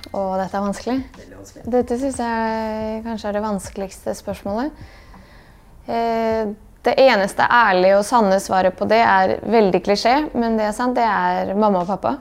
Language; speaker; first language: Norwegian; early bilingual, other home language; Bosnian